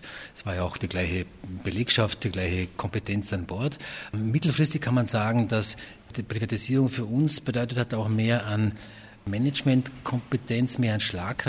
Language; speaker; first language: German; native; German